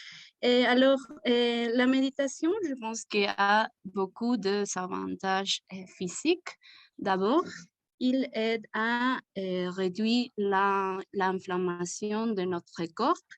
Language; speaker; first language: French; non-native, learner; Spanish